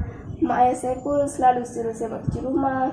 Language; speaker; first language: Malay; native; Malay